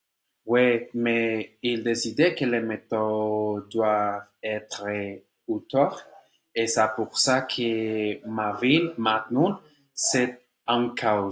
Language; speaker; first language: French; non-native, learner; Spanish